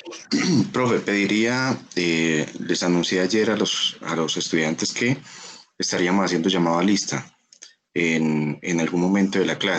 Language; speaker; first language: Spanish; native; Spanish